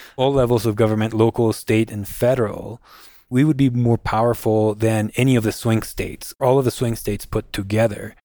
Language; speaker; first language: English; non-native, fluent; Spanish